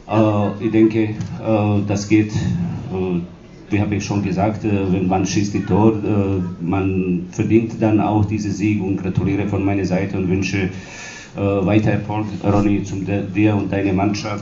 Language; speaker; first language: German; non-native, fluent; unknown